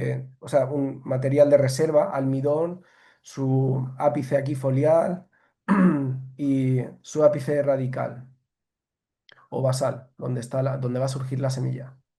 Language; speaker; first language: Spanish; native; Spanish